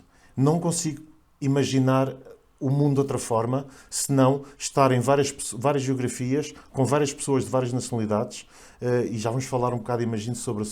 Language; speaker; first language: Portuguese; native; Portuguese